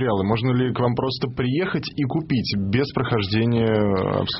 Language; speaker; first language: Russian; native; Russian